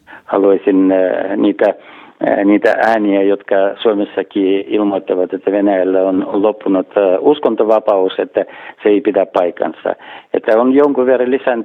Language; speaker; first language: Finnish; non-native, fluent; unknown